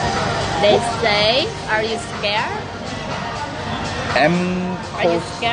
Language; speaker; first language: English; non-native, learner; Vietnamese